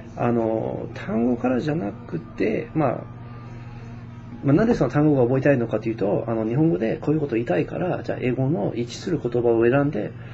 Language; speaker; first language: Japanese; non-native, fluent; English